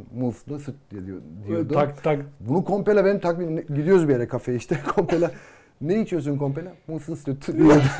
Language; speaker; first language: Turkish; native; Turkish